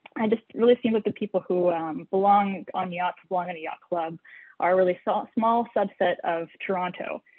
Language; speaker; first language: English; native; English